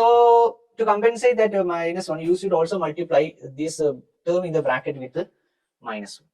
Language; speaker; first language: English; non-native, local second language; Malayalam